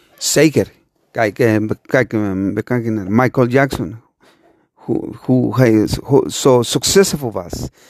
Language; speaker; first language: Dutch; non-native, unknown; Spanish